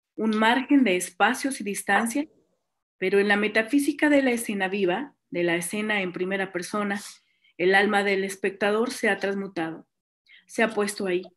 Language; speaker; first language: Spanish; native; Spanish